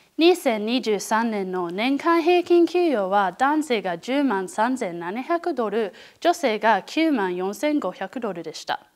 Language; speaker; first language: Japanese; non-native, learner; English